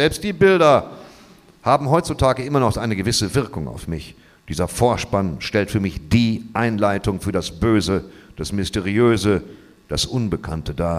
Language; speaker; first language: German; native; German